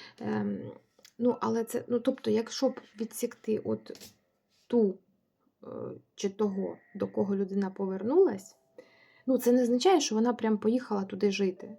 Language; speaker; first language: Ukrainian; non-native, local second language; Russian